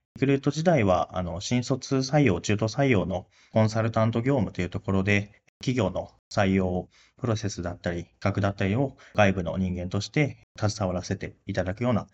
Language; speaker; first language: Japanese; native; Japanese